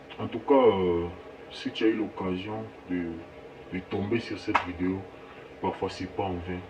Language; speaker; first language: French; non-native, local second language; Lingala